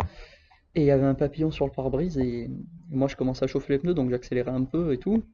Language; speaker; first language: French; native; French